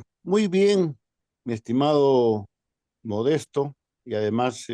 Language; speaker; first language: Spanish; native; Spanish